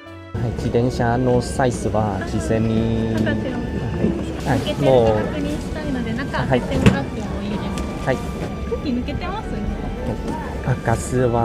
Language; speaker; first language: Japanese; non-native, learner; Chinese